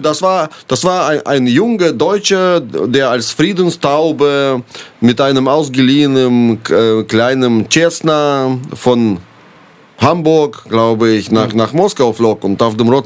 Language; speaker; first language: German; non-native, fluent; Russian